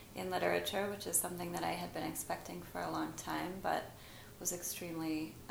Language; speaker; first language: English; native; English